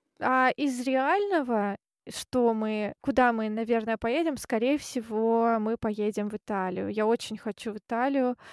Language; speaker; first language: Russian; native; Russian